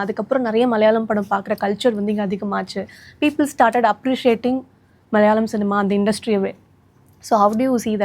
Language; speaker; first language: Tamil; native; Tamil